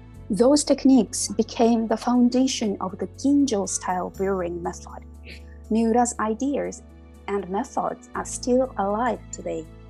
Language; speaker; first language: English; non-native, fluent; Japanese